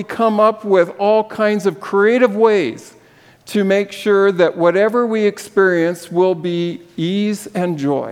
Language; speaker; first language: English; native; English